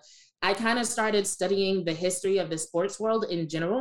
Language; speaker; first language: English; native; English